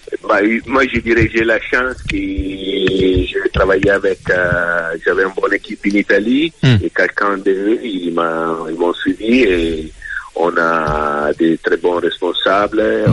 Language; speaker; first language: French; non-native, fluent; Italian